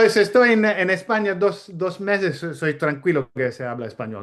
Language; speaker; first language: Spanish; non-native, learner; Italian